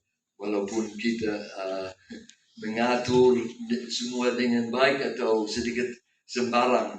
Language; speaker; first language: Indonesian; non-native, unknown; English